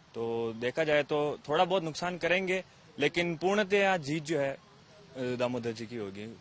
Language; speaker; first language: Hindi; native; Hindi